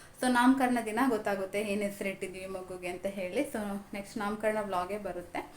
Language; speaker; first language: Kannada; non-native, local second language; Tulu